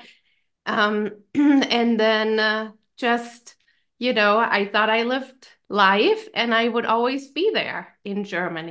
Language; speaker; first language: English; non-native, fluent; German